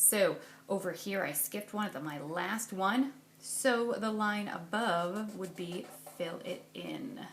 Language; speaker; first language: English; native; English